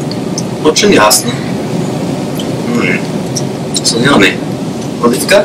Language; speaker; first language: Russian; non-native, learner; English